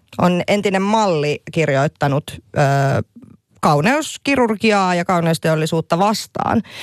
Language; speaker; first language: Finnish; native; Finnish